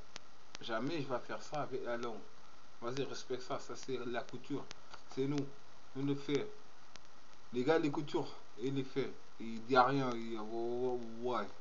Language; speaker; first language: French; non-native, learner; Portuguese